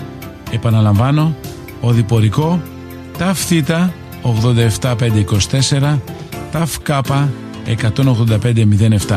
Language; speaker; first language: Greek; native; Greek